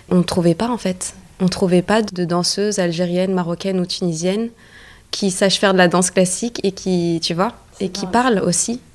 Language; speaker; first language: French; early bilingual, other home language; Arabic